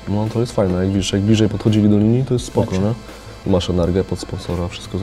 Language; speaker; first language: Polish; native; Polish